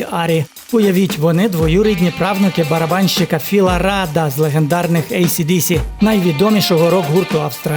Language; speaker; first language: Ukrainian; native; Ukrainian